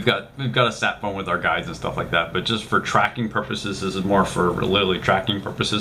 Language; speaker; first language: English; native; English